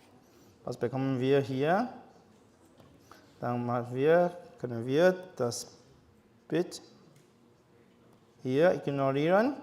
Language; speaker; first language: German; non-native, learner; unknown